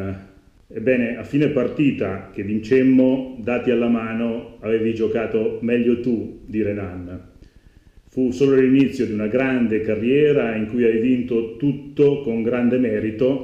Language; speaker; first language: Italian; native; Italian